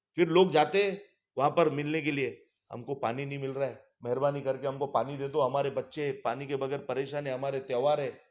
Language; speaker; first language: Hindi; non-native, local second language; Gujarati